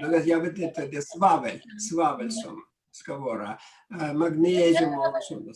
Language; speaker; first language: Swedish; non-native, fluent; Russian